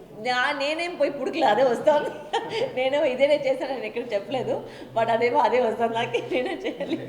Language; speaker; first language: Telugu; non-native, local second language; Tamil